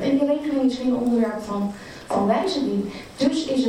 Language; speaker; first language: Dutch; native; Dutch